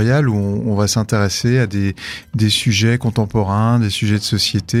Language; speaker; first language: French; native; French